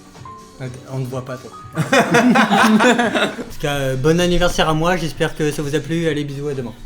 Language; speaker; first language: French; native; French